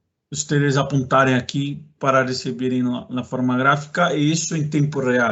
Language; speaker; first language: Spanish; non-native, fluent; Portuguese